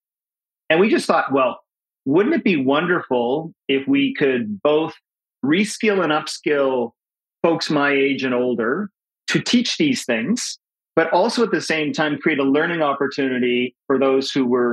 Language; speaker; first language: English; native; English